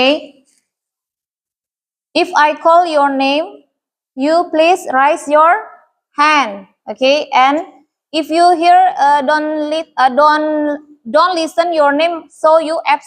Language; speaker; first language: English; non-native, learner; Indonesian